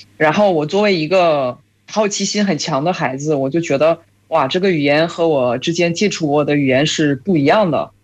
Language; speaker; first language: Chinese; non-native, fluent; French